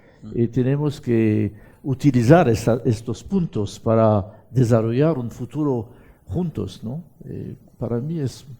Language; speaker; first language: Spanish; non-native, fluent; French